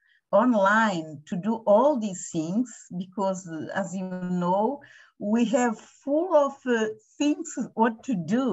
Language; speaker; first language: English; non-native, fluent; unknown